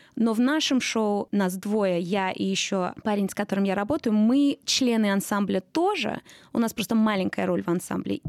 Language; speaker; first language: Russian; early bilingual, heritage; Russian